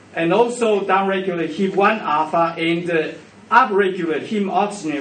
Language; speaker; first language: English; non-native, fluent; Chinese